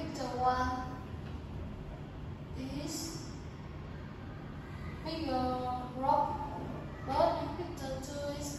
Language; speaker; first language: English; non-native, learner; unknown